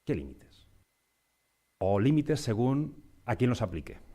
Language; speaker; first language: Spanish; non-native, local second language; Catalan